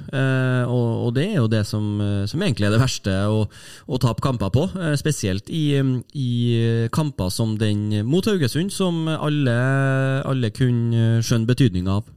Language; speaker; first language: Norwegian; native; Norwegian